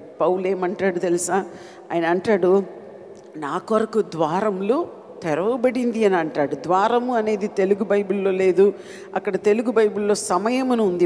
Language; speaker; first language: Telugu; non-native, fluent; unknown